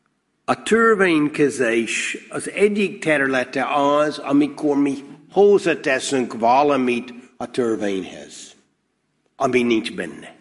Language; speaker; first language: Hungarian; non-native, fluent; English